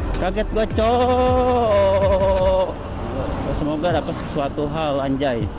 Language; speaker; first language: Indonesian; native; Indonesian